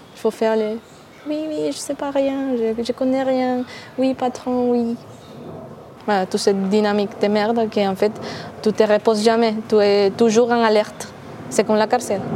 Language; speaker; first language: French; non-native, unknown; Spanish